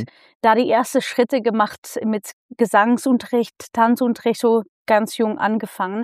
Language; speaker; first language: German; non-native, fluent; Dutch